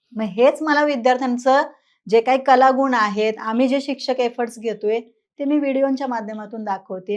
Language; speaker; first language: Marathi; native; Marathi